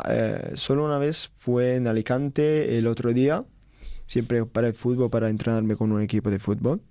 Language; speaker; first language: Spanish; non-native, learner; Italian